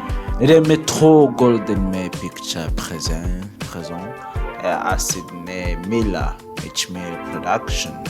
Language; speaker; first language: French; non-native, learner; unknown